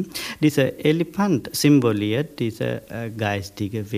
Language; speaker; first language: German; non-native, learner; Sinhala